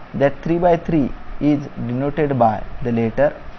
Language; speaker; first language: English; non-native, local second language; Marathi